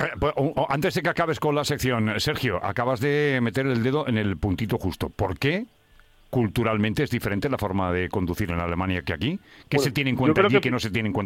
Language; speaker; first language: Spanish; native; Spanish